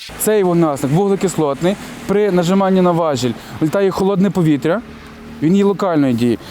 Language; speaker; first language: Ukrainian; native; Ukrainian